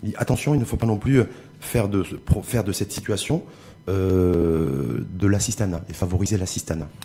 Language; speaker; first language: French; non-native, local second language; Arabic